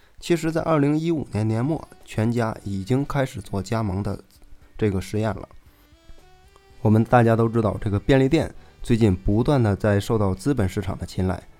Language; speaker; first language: Chinese; native; Chinese